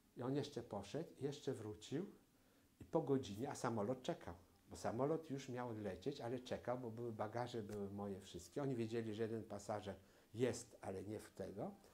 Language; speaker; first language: Polish; native; Polish